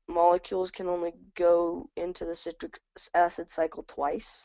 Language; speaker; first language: English; native; English